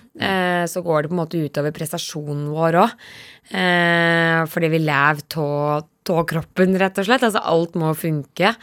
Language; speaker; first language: Norwegian; native; Norwegian